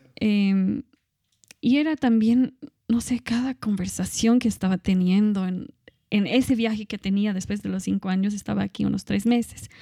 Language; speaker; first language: Spanish; non-native, fluent; English